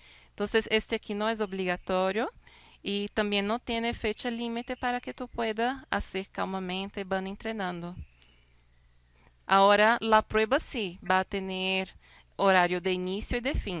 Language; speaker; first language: Spanish; non-native, fluent; Portuguese